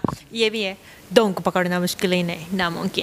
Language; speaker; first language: Hindi; non-native, fluent; Japanese